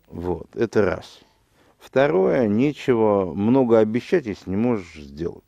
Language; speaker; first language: Russian; native; Russian